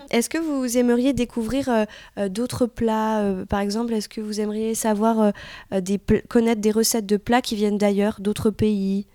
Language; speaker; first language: French; native; French